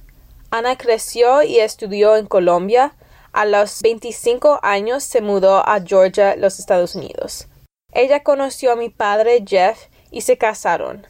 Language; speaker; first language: Spanish; early bilingual, heritage; English